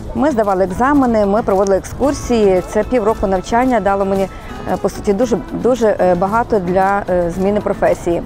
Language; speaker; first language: Ukrainian; native; Ukrainian